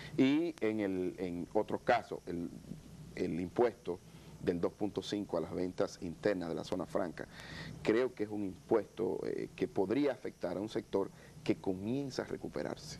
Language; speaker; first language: Spanish; native; Spanish